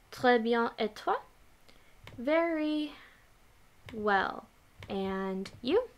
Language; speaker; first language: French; non-native, learner; English